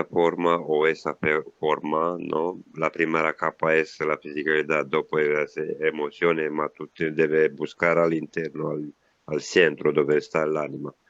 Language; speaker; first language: Spanish; non-native, learner; Italian